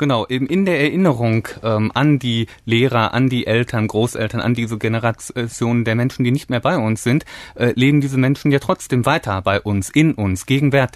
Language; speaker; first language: German; native; German